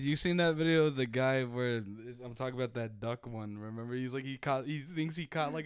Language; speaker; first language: English; early bilingual, other home language; Spanish